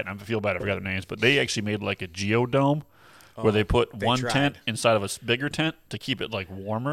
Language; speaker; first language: English; native; English